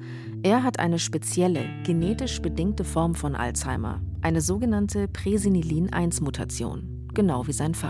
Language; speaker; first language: German; native; German